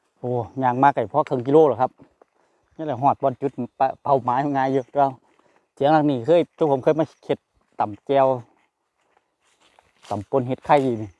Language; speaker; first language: Thai; non-native, local second language; Northeastern Thai